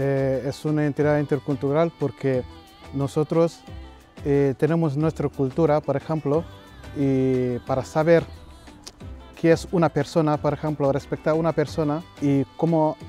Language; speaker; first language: Spanish; non-native, learner; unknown